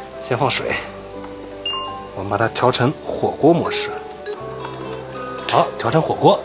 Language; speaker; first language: Chinese; native; Chinese